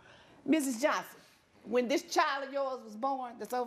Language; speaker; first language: English; native; English